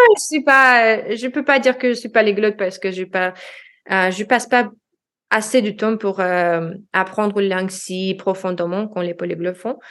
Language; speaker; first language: French; non-native, learner; Russian